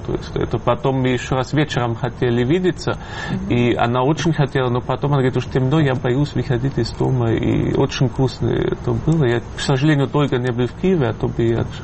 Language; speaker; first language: Russian; non-native, fluent; German